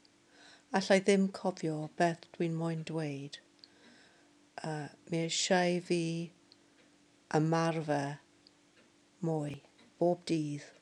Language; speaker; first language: Welsh; non-native, learner; English